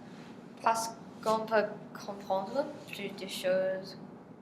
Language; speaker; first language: French; non-native, learner; English